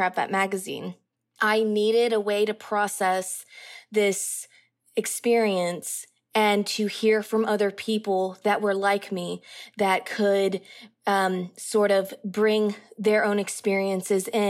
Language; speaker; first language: English; native; English